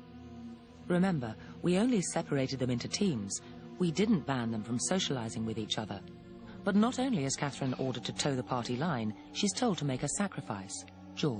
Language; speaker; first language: English; native; English